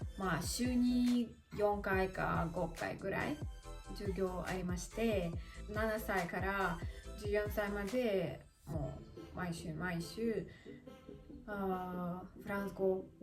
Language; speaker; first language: Japanese; non-native, learner; Russian